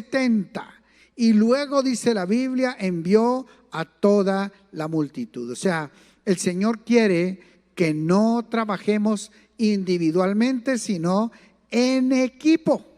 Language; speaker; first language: Spanish; native; Spanish